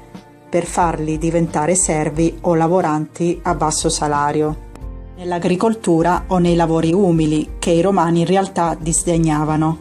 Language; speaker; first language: Italian; native; Italian